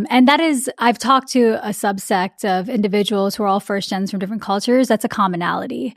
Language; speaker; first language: English; early bilingual, other home language; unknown